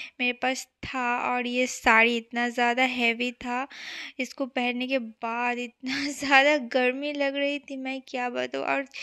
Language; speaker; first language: Hindi; non-native, local second language; Bangla